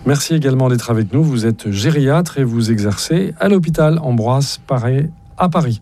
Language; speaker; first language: French; native; French